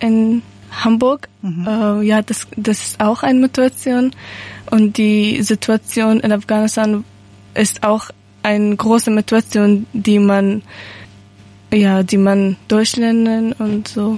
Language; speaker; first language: German; non-native, learner; Persian